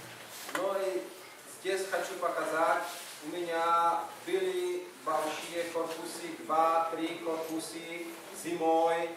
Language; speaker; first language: Russian; non-native, learner; Czech